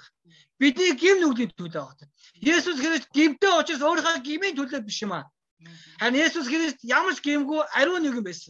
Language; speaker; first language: Mongolian; non-native, fluent; Korean